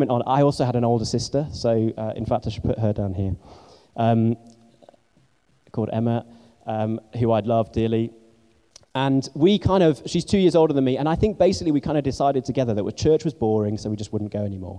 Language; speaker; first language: English; native; English